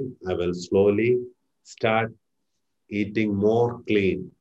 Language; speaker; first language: English; non-native, local second language; Malayalam